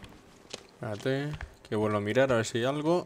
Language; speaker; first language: Spanish; native; Spanish